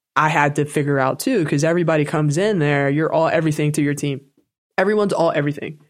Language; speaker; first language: English; native; English